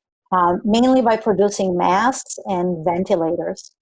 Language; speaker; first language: English; non-native, fluent; Spanish